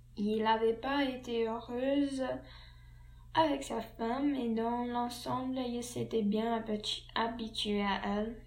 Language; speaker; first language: French; non-native, learner; English